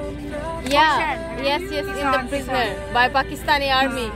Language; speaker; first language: English; non-native, fluent; Urdu